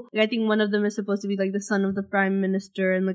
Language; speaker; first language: English; non-native, local second language; Bangla